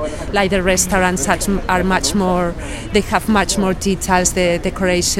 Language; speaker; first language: English; non-native, fluent; Spanish